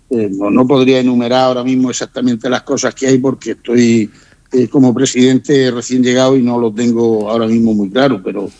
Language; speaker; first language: Spanish; native; Spanish